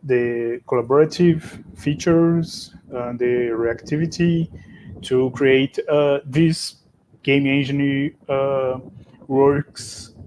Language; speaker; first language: English; non-native, fluent; Portuguese